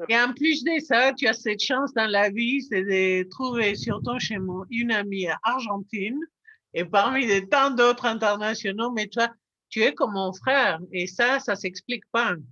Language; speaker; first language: French; non-native, fluent; Spanish